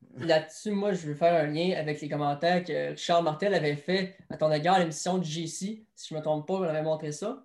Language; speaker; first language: French; native; French